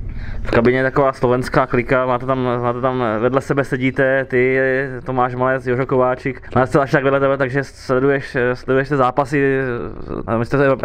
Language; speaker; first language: Czech; native; Czech